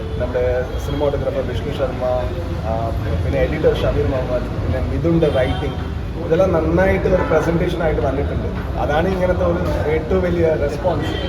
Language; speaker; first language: Malayalam; non-native, learner; Kannada